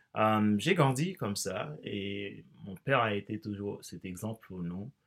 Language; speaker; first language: French; non-native, local second language; Haitian Creole